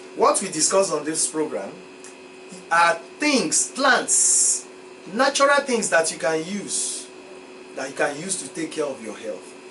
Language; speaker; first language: English; non-native, local second language; Yoruba